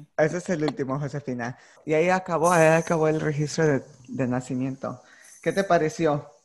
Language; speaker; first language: Spanish; early bilingual, heritage; Spanish